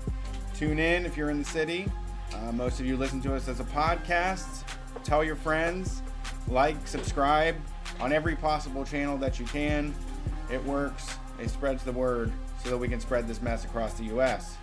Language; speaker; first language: English; native; English